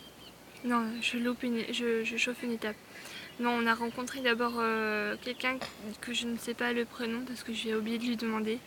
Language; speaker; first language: French; native; French